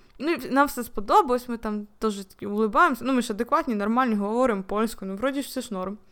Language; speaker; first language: Ukrainian; native; Ukrainian